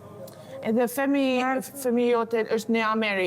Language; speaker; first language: Albanian; non-native, learner; English